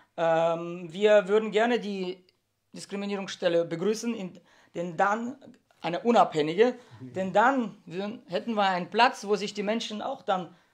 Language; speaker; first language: German; early bilingual, heritage; Russian